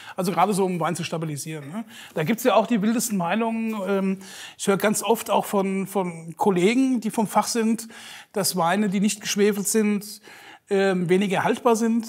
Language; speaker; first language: German; native; German